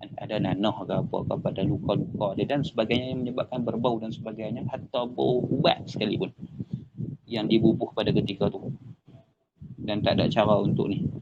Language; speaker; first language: Malay; native; Malay